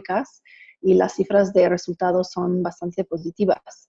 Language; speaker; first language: Spanish; non-native, fluent; English